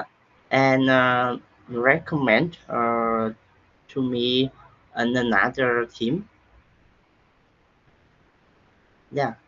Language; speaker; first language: English; non-native, learner; Vietnamese